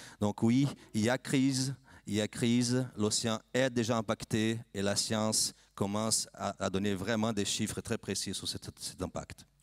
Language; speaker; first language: French; non-native, fluent; Portuguese